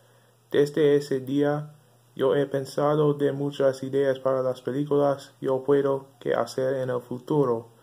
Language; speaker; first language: Spanish; non-native, learner; English